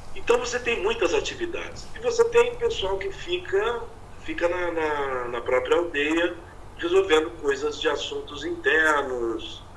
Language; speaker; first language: Portuguese; native; Portuguese